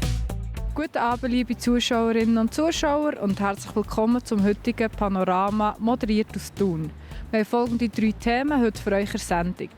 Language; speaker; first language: German; native; German